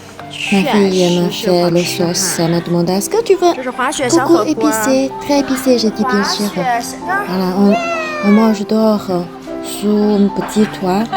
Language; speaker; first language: French; non-native, fluent; Chinese